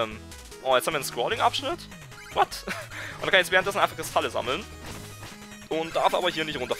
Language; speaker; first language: German; native; German